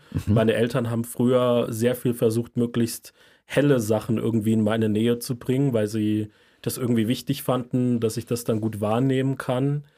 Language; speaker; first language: German; native; German